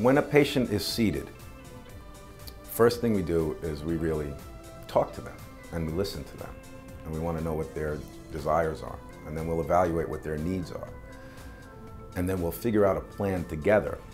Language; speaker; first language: English; native; English